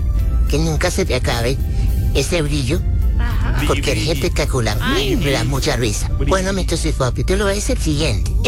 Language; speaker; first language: Spanish; native; Spanish